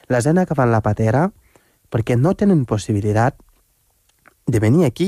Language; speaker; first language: Catalan; non-native, fluent; Wolof